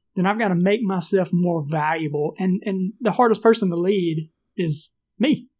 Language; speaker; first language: English; native; English